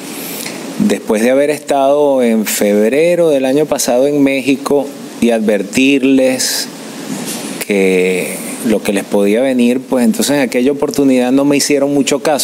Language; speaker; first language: Spanish; native; Spanish